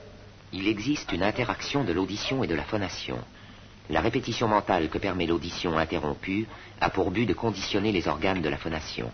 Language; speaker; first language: French; native; French